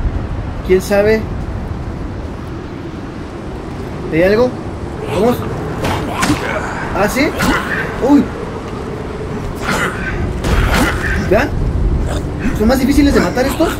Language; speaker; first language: Spanish; native; Spanish